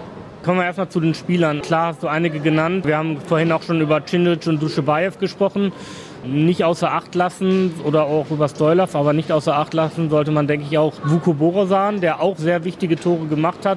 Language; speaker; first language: German; native; German